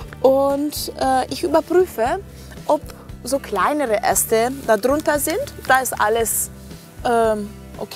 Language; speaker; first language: German; non-native, fluent; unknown